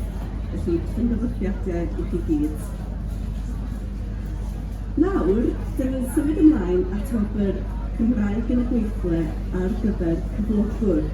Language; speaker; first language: Welsh; native; Welsh